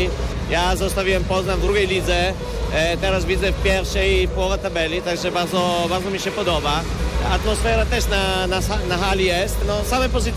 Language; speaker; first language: Polish; non-native, fluent; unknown